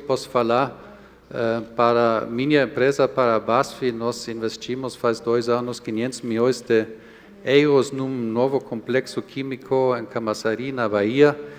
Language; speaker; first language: Portuguese; non-native, fluent; German